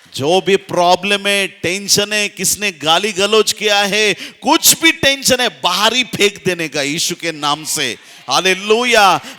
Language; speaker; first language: Hindi; non-native, local second language; Marathi